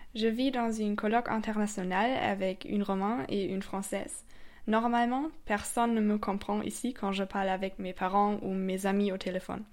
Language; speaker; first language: French; non-native, fluent; German